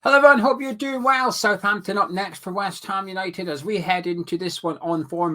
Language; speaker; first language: English; native; English